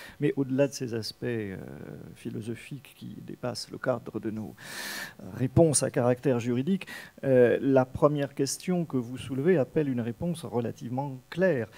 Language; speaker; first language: French; native; French